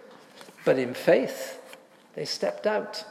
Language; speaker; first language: English; native; English